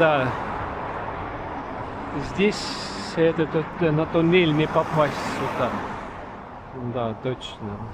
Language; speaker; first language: Russian; non-native, local second language; Estonian